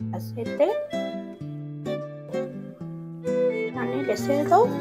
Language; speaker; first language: Spanish; non-native, learner; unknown